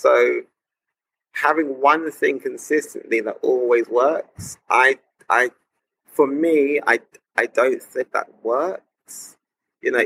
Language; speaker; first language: English; native; English